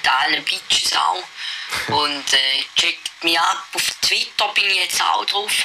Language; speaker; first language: German; native; German